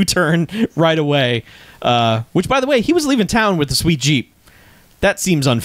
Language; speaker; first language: English; native; English